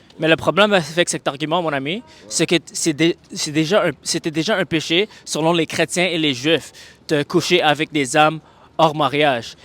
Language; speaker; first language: French; non-native, fluent; English